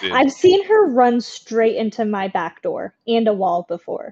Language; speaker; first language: English; native; English